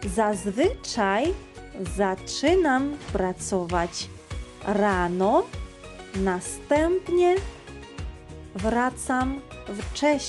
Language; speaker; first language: Polish; non-native, fluent; Georgian